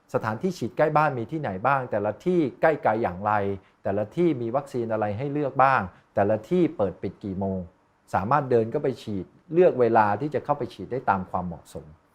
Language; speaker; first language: Thai; native; Thai